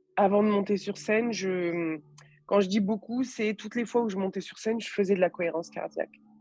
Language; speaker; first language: French; native; French